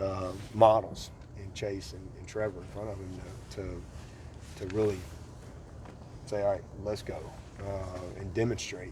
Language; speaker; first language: English; native; English